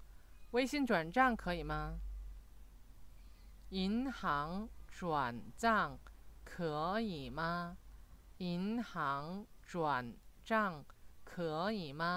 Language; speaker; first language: Chinese; non-native, fluent; Korean